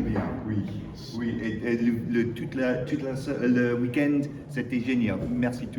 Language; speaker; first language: French; non-native, learner; English